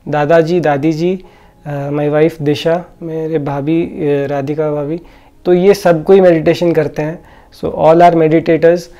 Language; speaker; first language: Hindi; non-native, local second language; Odia